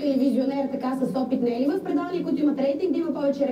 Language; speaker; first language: Bulgarian; native; Bulgarian